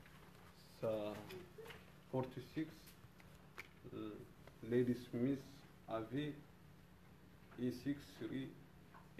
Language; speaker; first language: English; non-native, learner; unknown